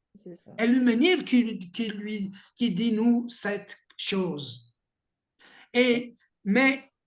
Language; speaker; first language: French; non-native, learner; Italian